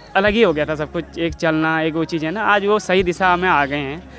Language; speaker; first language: Hindi; native; Hindi